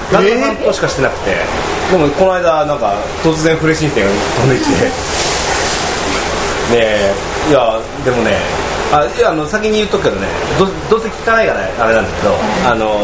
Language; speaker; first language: Japanese; native; Japanese